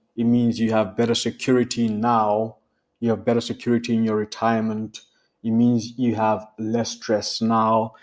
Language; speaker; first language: English; non-native, local second language; Tswana